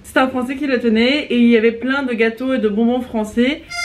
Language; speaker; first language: French; native; French